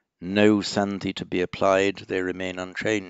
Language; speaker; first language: English; native; English